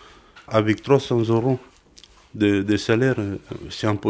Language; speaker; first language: French; non-native, fluent; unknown